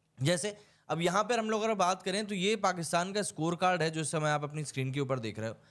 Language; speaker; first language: Hindi; native; Hindi